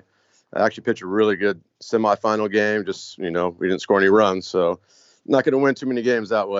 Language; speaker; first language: English; native; English